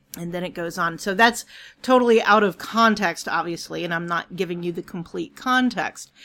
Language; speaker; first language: English; native; English